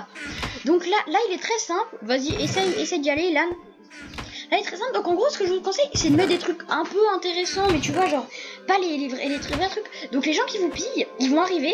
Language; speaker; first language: French; native; French